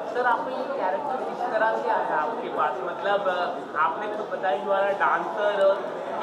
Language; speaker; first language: Hindi; native; Hindi